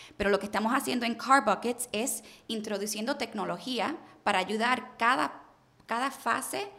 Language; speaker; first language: Spanish; early bilingual, heritage; Spanish